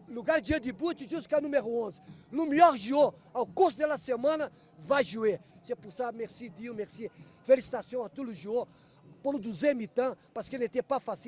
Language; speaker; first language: French; non-native, fluent; Portuguese